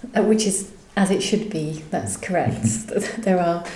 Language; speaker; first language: English; native; English